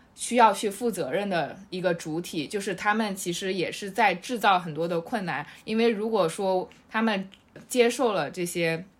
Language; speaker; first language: Chinese; native; Chinese